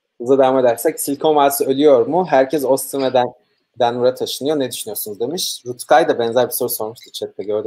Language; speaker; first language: Turkish; native; Turkish